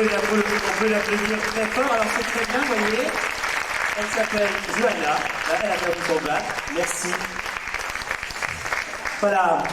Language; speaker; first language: French; native; French